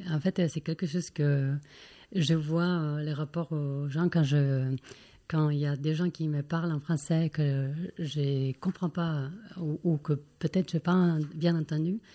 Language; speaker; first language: French; non-native, fluent; Spanish